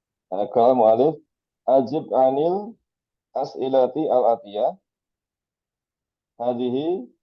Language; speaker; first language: Arabic; non-native, learner; Indonesian